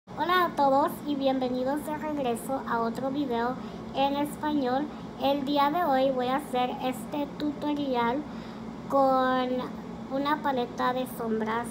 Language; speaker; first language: Spanish; early bilingual, heritage; Spanish